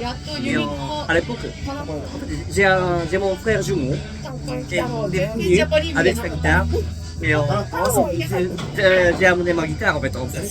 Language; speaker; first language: French; non-native, learner; Japanese